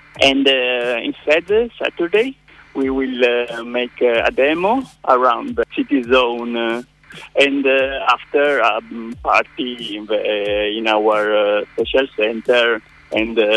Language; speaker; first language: English; non-native, learner; Italian